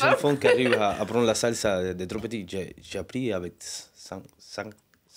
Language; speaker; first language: French; non-native, learner; Spanish